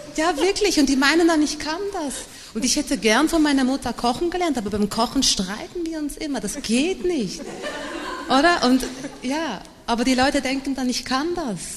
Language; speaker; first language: German; early bilingual, other home language; Malayalam